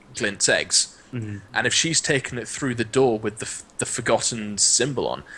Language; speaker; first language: English; native; English